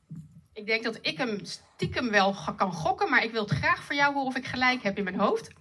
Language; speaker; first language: Dutch; native; Dutch